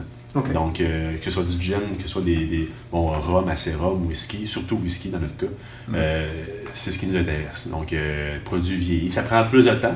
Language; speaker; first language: French; native; French